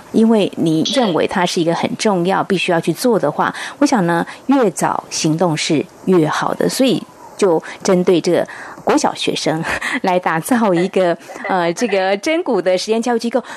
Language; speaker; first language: Chinese; native; Chinese